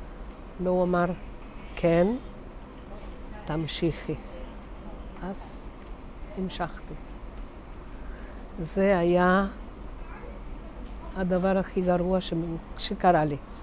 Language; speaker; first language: Hebrew; non-native, fluent; Spanish